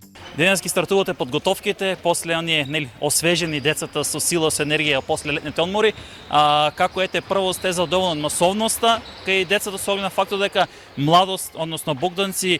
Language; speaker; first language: Macedonian; native; Macedonian